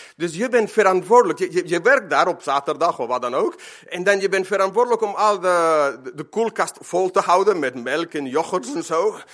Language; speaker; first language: Dutch; non-native, fluent; Spanish